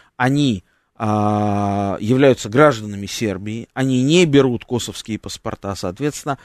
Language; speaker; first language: Russian; native; Russian